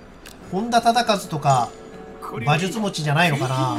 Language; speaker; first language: Japanese; native; Japanese